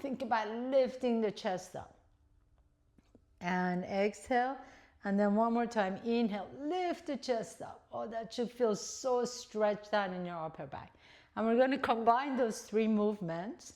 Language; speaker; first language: English; native; English